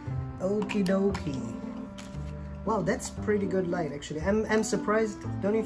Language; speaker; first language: English; native; English